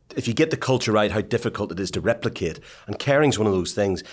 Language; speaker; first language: English; native; English